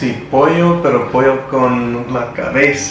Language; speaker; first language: Spanish; non-native, learner; Vietnamese